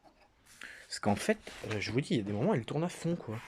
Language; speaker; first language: French; native; French